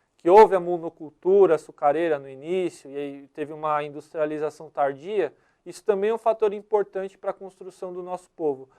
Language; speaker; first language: Portuguese; native; Portuguese